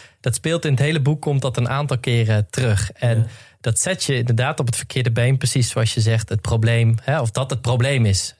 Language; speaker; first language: Dutch; native; Dutch